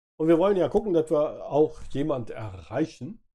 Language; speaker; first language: German; native; German